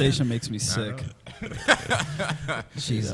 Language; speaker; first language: English; native; English